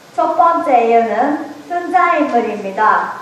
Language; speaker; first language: Korean; non-native, learner; Japanese